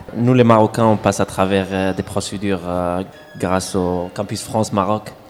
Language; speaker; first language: French; non-native, local second language; Arabic